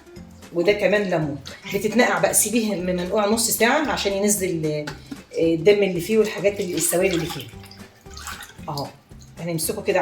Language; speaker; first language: Arabic; native; Arabic